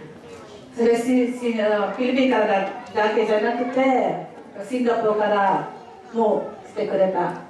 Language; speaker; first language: Japanese; non-native, fluent; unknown